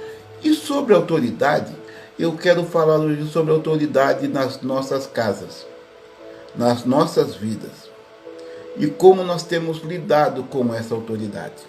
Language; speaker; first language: Portuguese; native; Portuguese